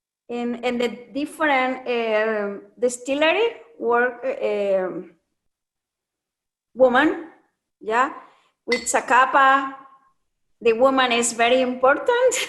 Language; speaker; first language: English; non-native, learner; Spanish